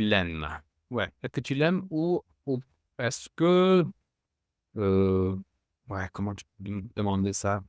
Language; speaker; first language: French; non-native, fluent; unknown